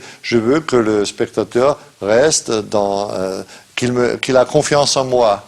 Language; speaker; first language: French; non-native, fluent; German